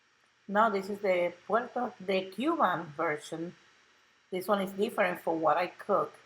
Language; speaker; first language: English; non-native, local second language; Spanish